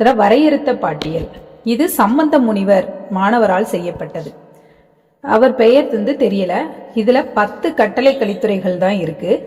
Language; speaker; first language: Tamil; native; Tamil